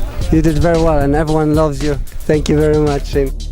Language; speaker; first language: English; non-native, learner; Polish